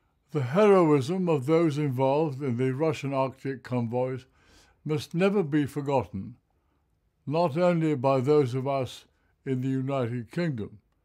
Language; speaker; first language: English; native; English